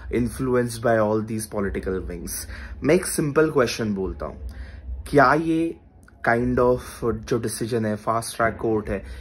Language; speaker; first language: Hindi; non-native, local second language; Marathi